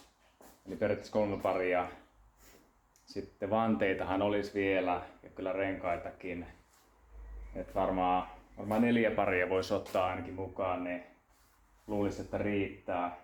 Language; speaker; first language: Finnish; native; Finnish